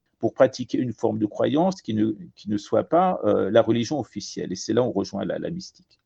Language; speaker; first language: French; early bilingual, other home language; Persian